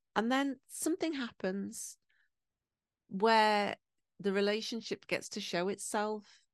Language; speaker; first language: English; native; English